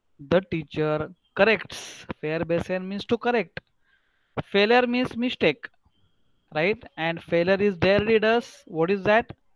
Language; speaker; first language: English; non-native, local second language; Marathi